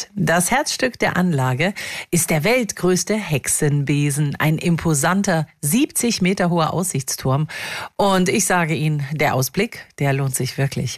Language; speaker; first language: German; native; German